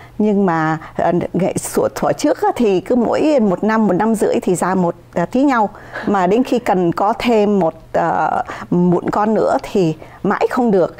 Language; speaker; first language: Vietnamese; native; Vietnamese